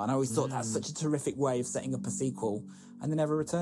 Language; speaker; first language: English; native; English